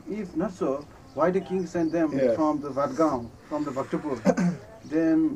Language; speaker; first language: English; non-native, learner; Newari